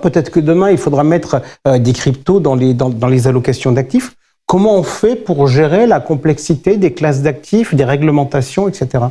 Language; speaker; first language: French; native; French